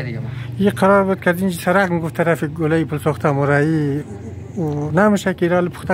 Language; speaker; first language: Persian; native; Persian